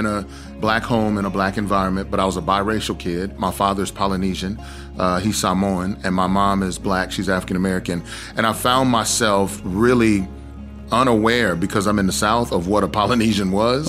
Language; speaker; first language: English; native; English